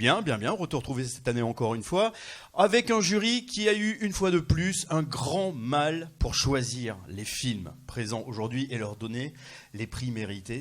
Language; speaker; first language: French; native; French